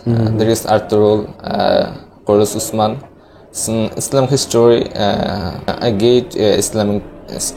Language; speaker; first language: English; non-native, learner; Bangla